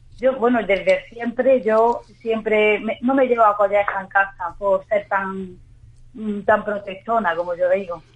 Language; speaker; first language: Spanish; native; Spanish